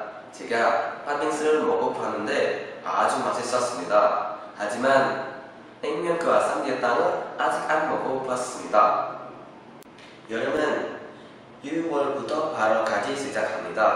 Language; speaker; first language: Korean; non-native, learner; Indonesian